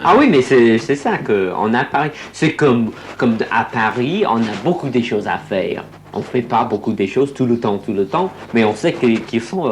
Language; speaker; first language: French; non-native, learner; English